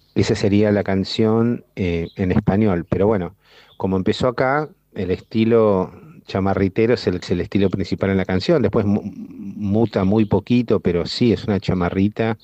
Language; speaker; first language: Spanish; native; Spanish